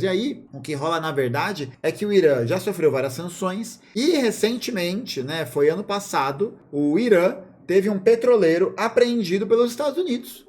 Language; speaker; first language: Portuguese; native; Portuguese